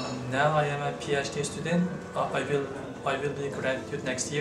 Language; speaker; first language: English; non-native, learner; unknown